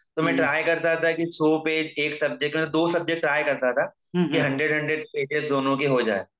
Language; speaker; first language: Hindi; native; Hindi